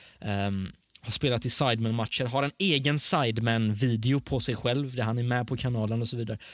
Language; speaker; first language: Swedish; early bilingual, other home language; Persian